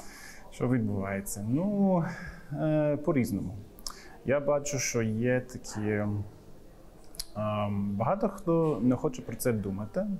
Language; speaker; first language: Ukrainian; non-native, fluent; English